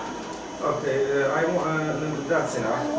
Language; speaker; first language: English; non-native, learner; Arabic